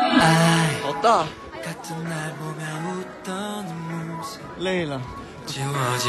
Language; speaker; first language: Chinese; early bilingual, heritage; Chinese